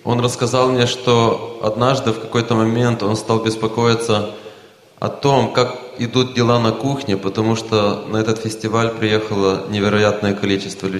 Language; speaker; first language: Russian; native; Russian